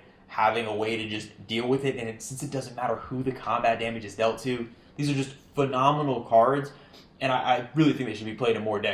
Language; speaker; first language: English; native; English